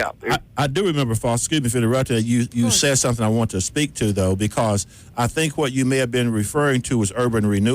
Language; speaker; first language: English; native; English